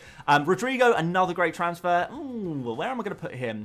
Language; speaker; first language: English; native; English